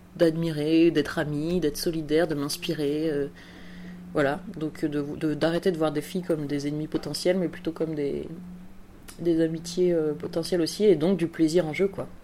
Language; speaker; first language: French; native; French